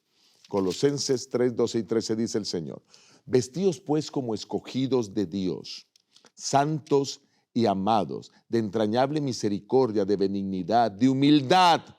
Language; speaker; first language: Spanish; native; Spanish